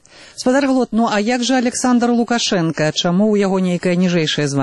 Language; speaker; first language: Belarusian; native; Belarusian